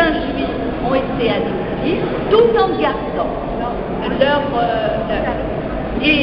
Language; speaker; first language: French; native; French